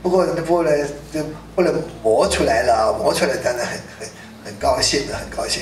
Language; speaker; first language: Chinese; native; Chinese